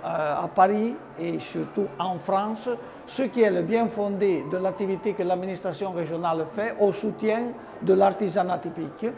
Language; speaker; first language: French; non-native, local second language; Italian